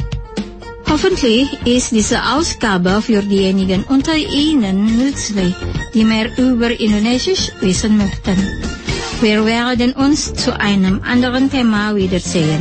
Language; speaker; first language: German; non-native, fluent; Indonesian